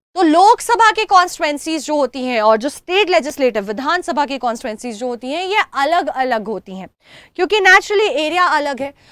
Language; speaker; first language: Hindi; native; Hindi